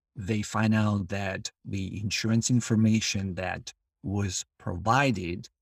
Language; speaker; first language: English; non-native, fluent; Albanian